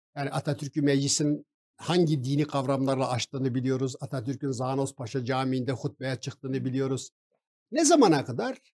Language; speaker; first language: Turkish; non-native, local second language; Kurdish